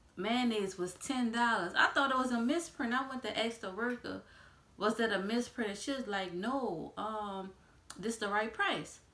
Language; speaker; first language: English; native; English